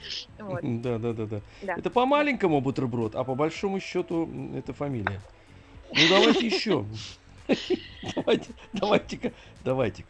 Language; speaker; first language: Russian; native; Russian